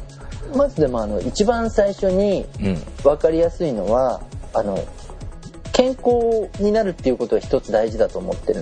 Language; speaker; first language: Japanese; native; Japanese